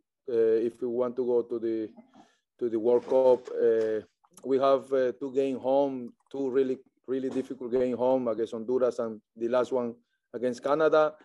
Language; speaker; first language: English; non-native, learner; Spanish